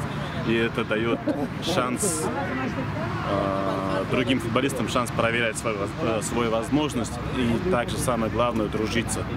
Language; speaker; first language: Russian; non-native, local second language; Uzbek